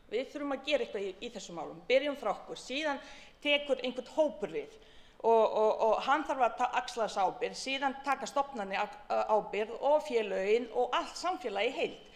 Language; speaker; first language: Icelandic; non-native, fluent; Bosnian